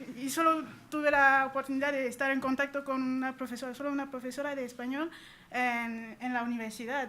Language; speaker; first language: Spanish; non-native, fluent; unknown